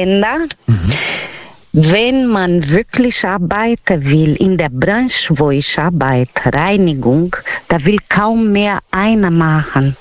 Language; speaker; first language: German; non-native, learner; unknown